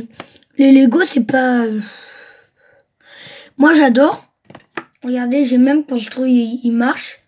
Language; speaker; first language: French; early bilingual, other home language; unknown